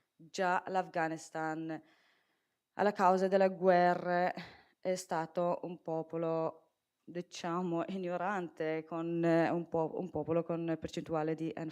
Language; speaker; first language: Italian; non-native, fluent; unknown